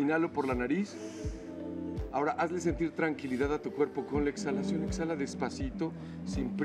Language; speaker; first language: Spanish; native; Spanish